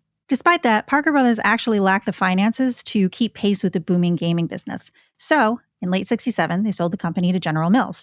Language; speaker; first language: English; native; English